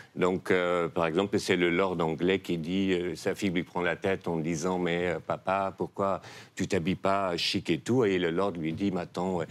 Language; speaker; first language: French; non-native, fluent; Dutch